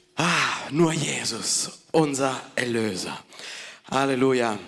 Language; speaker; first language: German; non-native, learner; Italian